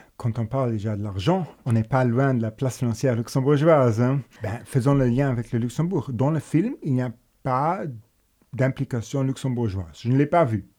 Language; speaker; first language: French; non-native, local second language; Luxembourgish